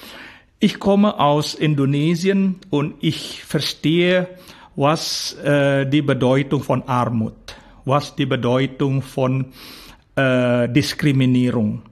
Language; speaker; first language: German; non-native, fluent; Indonesian